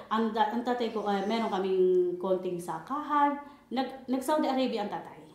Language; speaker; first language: Filipino; native; Filipino